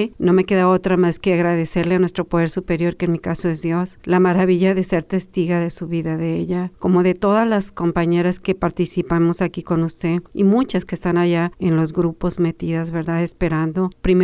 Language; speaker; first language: Spanish; native; Spanish